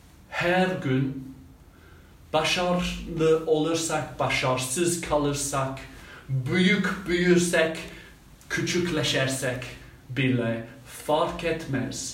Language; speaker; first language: Turkish; non-native, fluent; English